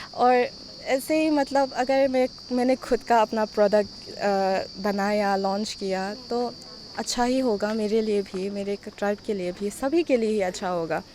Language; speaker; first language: Hindi; non-native, local second language; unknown